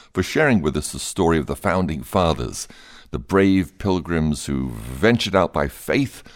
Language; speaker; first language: English; native; English